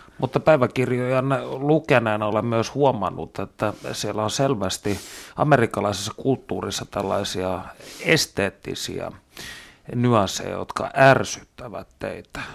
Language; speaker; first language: Finnish; native; Finnish